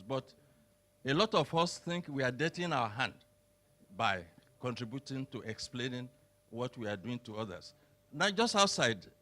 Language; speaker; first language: English; non-native, local second language; Yoruba